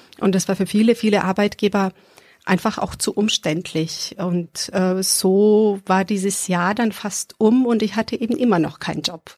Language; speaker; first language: German; early bilingual, other home language; Serbian